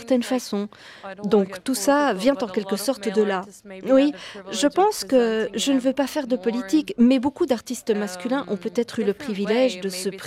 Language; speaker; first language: French; non-native, fluent; Turkish